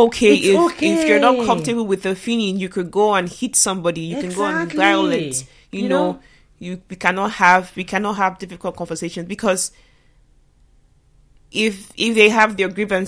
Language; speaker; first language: English; non-native, local second language; Igbo